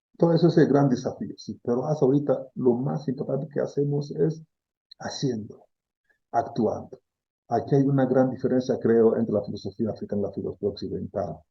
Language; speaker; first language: Spanish; non-native, fluent; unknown